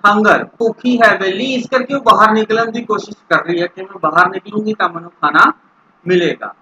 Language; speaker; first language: Hindi; non-native, local second language; Punjabi